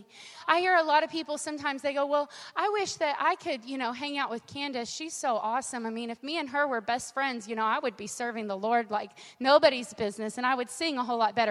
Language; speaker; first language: English; native; English